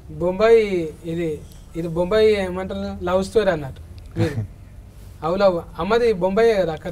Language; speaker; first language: Telugu; native; Telugu